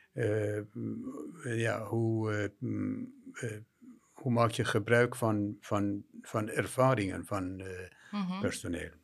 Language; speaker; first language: Dutch; non-native, fluent; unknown